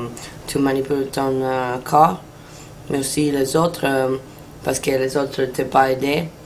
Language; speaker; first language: French; non-native, fluent; Italian